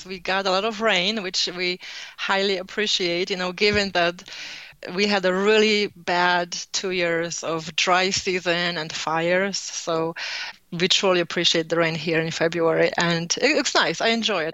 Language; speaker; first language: English; non-native, fluent; Polish